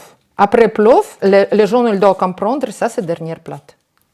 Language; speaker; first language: French; non-native, learner; Russian